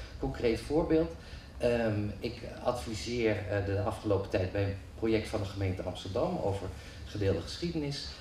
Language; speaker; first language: Dutch; native; Dutch